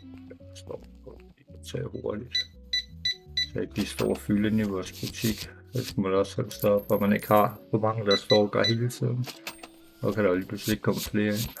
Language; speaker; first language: Danish; native; Danish